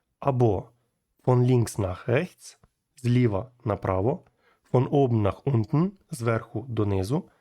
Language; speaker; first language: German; non-native, fluent; Ukrainian